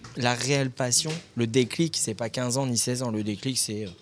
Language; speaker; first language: French; native; French